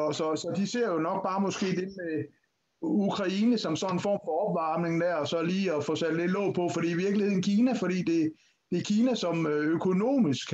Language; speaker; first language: Danish; native; Danish